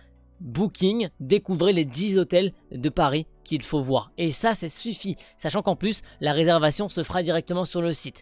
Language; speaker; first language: French; native; French